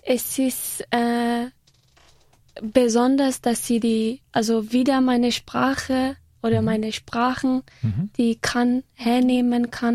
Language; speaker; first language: German; non-native, learner; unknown